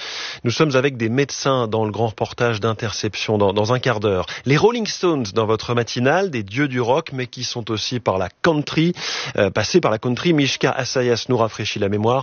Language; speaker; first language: French; native; French